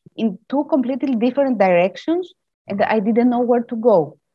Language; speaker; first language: English; non-native, fluent; Greek